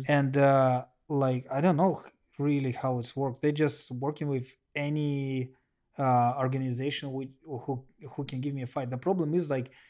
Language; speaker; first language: English; non-native, learner; Russian